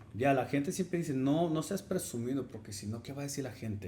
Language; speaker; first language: Spanish; early bilingual, heritage; Spanish